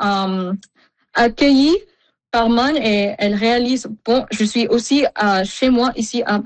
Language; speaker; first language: French; non-native, local second language; English